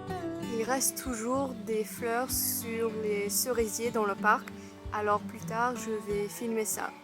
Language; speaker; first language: French; non-native, fluent; English